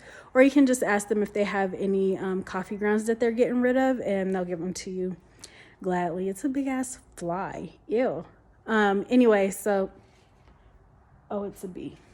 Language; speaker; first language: English; native; English